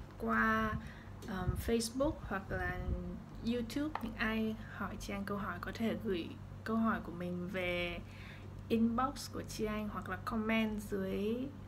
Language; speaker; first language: Vietnamese; early bilingual, heritage; Vietnamese